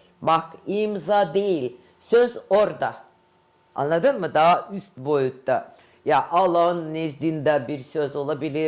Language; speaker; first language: Turkish; non-native, fluent; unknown